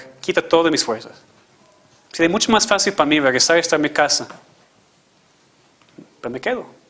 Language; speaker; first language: Spanish; non-native, fluent; English